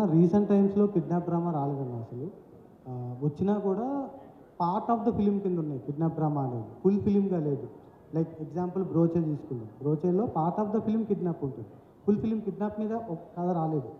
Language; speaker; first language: Telugu; native; Telugu